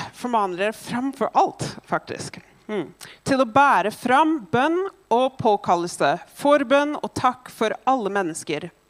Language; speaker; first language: Norwegian; non-native, fluent; English